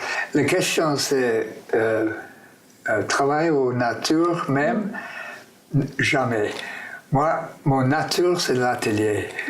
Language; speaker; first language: French; non-native, fluent; English